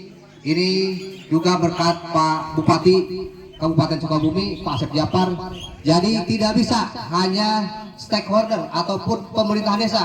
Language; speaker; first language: Indonesian; non-native, local second language; Sundanese